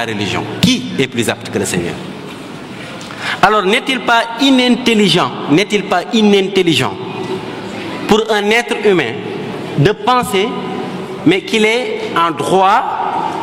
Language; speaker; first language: French; non-native, local second language; Wolof